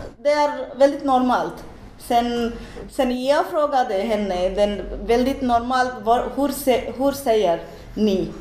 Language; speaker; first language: Swedish; non-native, learner; Bangla